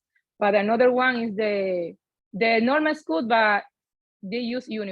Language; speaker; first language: English; non-native, learner; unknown